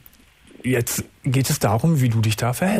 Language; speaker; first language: German; native; German